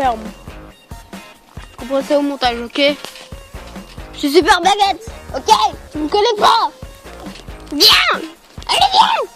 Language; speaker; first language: French; native; French